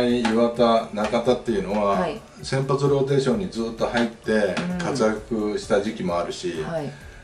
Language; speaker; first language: Japanese; native; Japanese